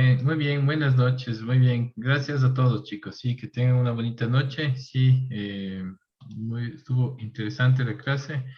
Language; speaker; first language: Spanish; native; Spanish